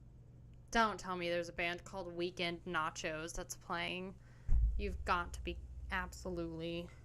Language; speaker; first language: English; native; English